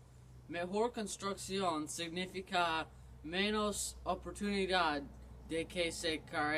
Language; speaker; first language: Spanish; non-native, learner; English